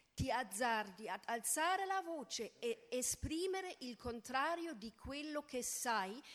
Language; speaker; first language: Italian; non-native, fluent; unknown